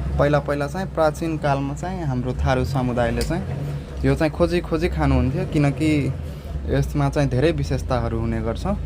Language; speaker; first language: Nepali; non-native, local second language; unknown